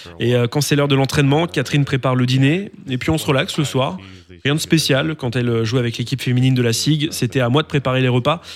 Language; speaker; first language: French; non-native, local second language; English